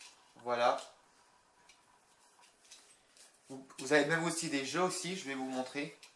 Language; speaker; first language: French; native; French